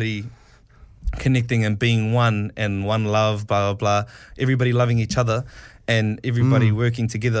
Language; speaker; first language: English; non-native, local second language; Māori